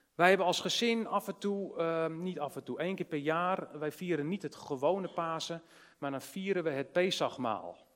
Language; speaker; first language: Dutch; native; Dutch